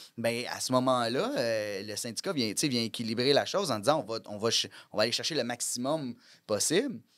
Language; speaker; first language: French; native; French